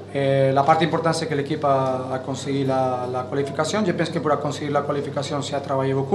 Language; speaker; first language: French; non-native, learner; Catalan